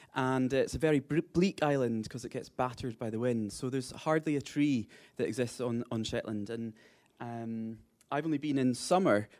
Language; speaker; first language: English; native; English